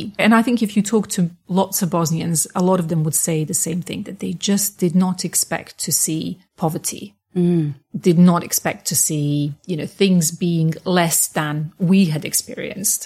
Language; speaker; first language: English; non-native, fluent; Bosnian